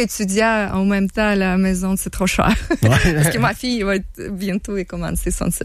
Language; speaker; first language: French; non-native, learner; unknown